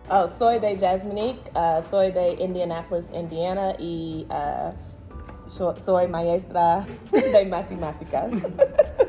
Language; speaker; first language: Spanish; non-native, learner; English